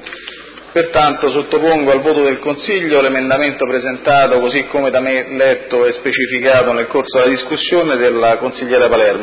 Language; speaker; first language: Italian; native; Italian